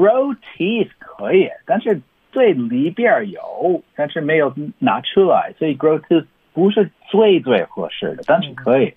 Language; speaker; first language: Chinese; non-native, fluent; English